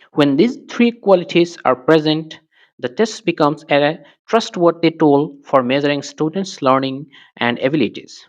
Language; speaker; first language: English; non-native, local second language; Assamese